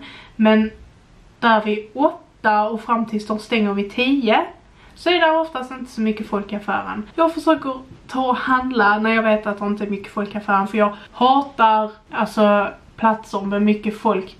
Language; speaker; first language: Swedish; native; Swedish